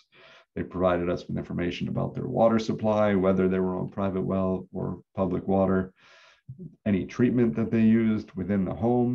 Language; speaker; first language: English; native; English